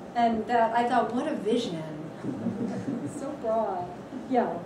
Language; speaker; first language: English; native; English